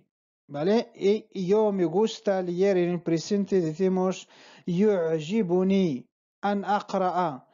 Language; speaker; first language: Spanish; non-native, fluent; Arabic